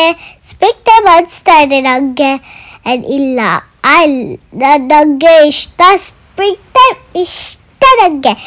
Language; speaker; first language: Kannada; early bilingual, heritage; Kannada